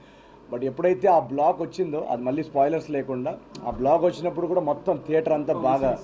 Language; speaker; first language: Telugu; native; Telugu